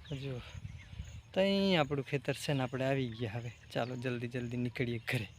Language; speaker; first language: Gujarati; native; Gujarati